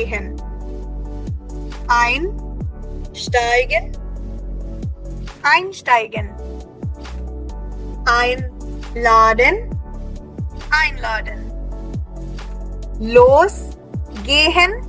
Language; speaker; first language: German; non-native, fluent; Hindi